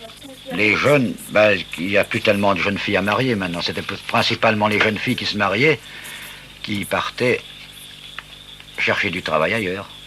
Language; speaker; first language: French; native; French